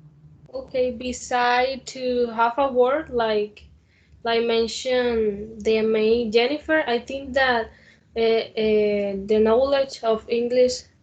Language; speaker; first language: English; non-native, learner; Spanish